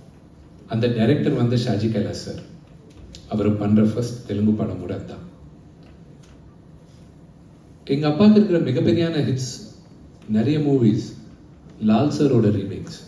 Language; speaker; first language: Tamil; non-native, local second language; Telugu